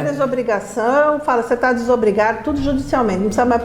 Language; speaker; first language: Portuguese; native; Portuguese